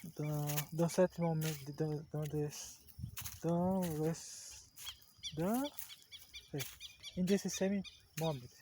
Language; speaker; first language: French; non-native, learner; Portuguese